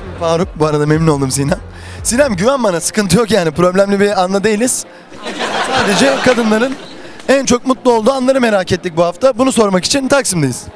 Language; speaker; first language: Turkish; native; Turkish